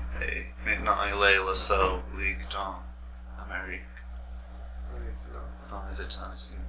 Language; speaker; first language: French; non-native, learner; English